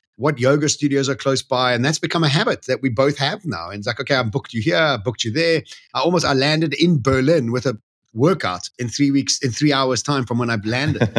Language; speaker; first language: English; native; English